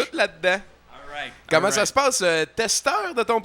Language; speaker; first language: French; native; French